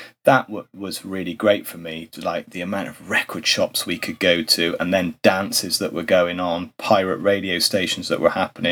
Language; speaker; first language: English; native; English